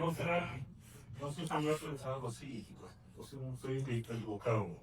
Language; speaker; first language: Spanish; native; Spanish